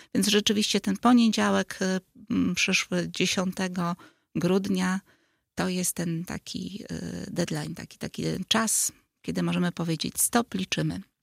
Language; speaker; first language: Polish; native; Polish